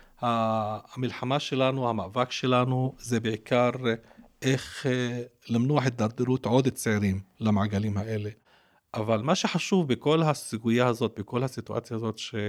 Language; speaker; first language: Hebrew; non-native, local second language; Arabic